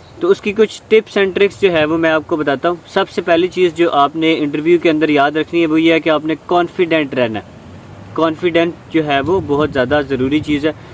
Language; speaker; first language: Urdu; non-native, local second language; Pashto